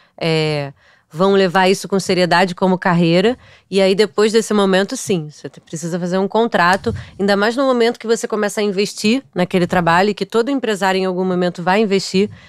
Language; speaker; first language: Portuguese; native; Portuguese